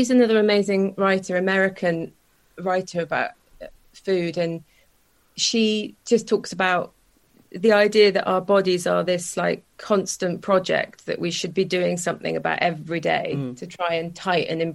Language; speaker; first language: English; native; English